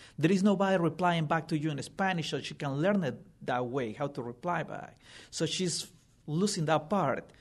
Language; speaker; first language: English; non-native, fluent; Spanish